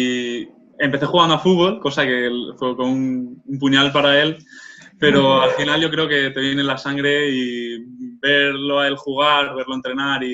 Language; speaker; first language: Spanish; non-native, local second language; Catalan